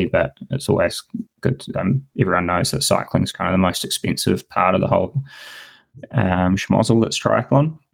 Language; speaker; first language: English; native; English